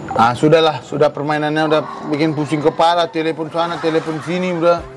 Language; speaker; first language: Indonesian; native; Indonesian